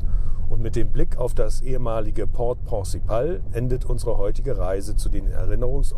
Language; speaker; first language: German; native; German